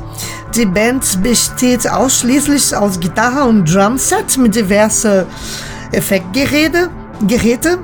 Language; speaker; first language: German; native; German